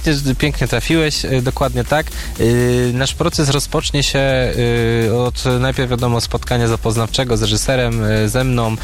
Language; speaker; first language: Polish; native; Polish